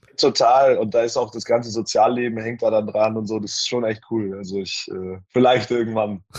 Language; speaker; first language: German; native; German